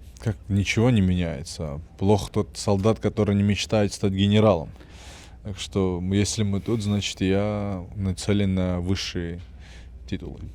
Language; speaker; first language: Russian; non-native, fluent; Georgian